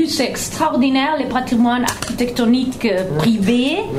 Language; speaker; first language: French; non-native, fluent; Italian